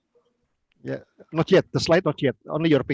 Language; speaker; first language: English; non-native, learner; Indonesian